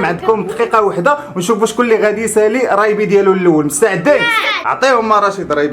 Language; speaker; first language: Arabic; native; Arabic